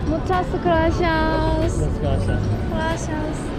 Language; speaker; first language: Spanish; non-native, learner; Korean